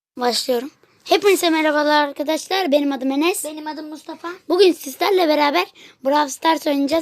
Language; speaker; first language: Turkish; native; Turkish